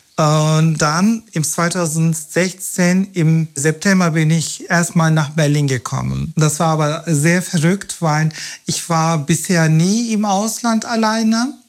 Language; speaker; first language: German; non-native, fluent; Turkish